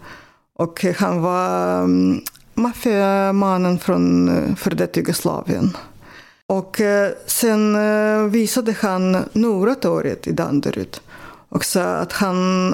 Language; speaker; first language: Swedish; non-native, fluent; Russian